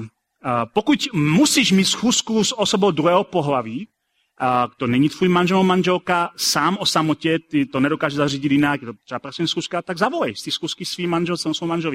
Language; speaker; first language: Czech; native; Czech